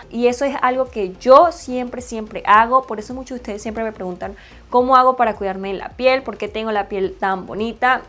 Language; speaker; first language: Spanish; non-native, fluent; Chinese